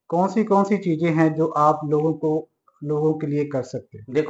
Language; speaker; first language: Hindi; non-native, local second language; Punjabi